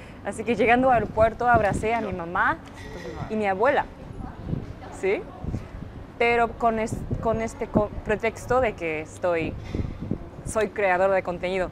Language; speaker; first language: Spanish; non-native, fluent; Japanese